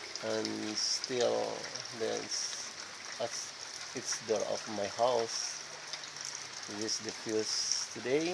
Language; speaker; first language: English; non-native, learner; Indonesian